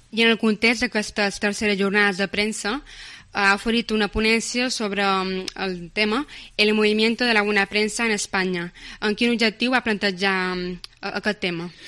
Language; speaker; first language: Catalan; native; Catalan